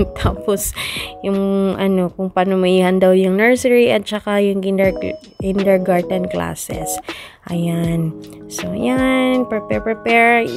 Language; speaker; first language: Filipino; non-native, local second language; Cebuano